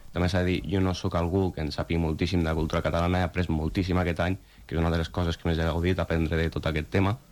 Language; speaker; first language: Catalan; non-native, local second language; Spanish